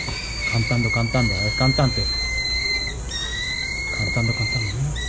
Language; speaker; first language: Spanish; non-native, learner; Japanese